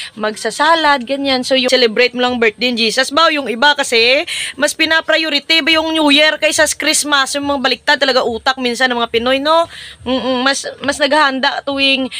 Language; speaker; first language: Filipino; non-native, local second language; Hiligaynon